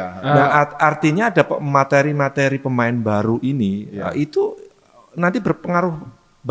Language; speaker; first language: Indonesian; native; Indonesian